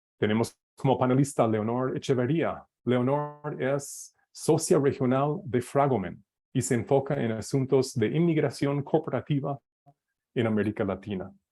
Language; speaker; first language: Spanish; non-native, fluent; English